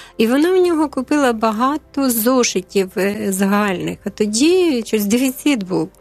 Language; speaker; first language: Ukrainian; native; Ukrainian